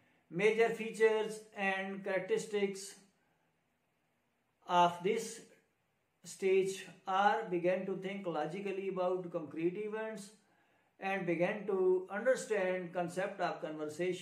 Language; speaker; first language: English; non-native, local second language; Urdu